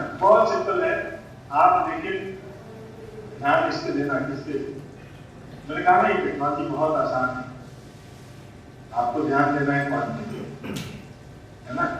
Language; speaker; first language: Hindi; native; Hindi